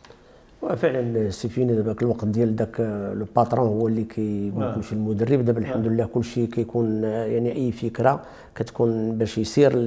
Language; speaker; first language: Arabic; native; Arabic